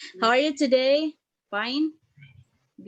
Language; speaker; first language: English; non-native, fluent; Indonesian